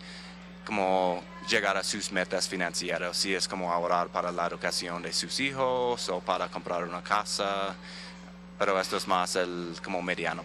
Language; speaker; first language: Spanish; non-native, fluent; English